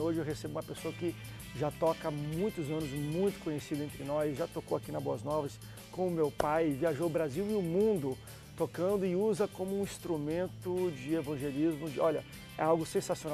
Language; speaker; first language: Portuguese; native; Portuguese